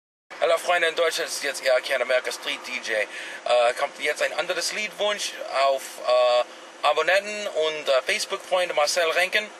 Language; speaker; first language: German; non-native, learner; English